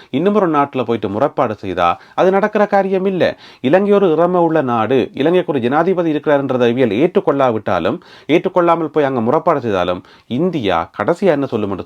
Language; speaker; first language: Tamil; native; Tamil